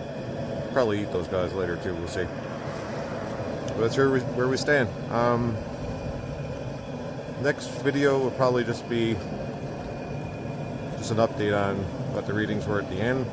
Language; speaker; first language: English; native; English